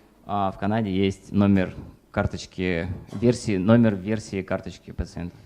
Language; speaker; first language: Russian; native; Russian